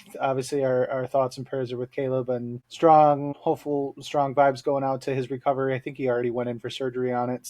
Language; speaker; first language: English; native; English